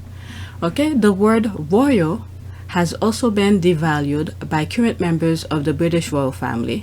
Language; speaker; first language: English; non-native, fluent; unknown